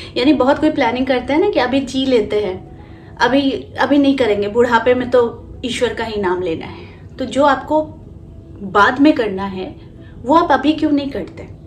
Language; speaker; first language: Hindi; non-native, local second language; Bangla